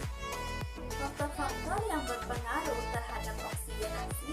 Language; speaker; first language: Indonesian; native; Indonesian